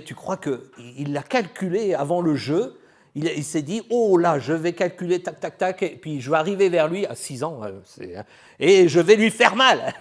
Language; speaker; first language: French; native; French